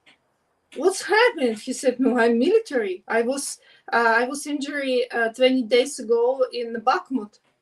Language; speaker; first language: English; non-native, learner; Ukrainian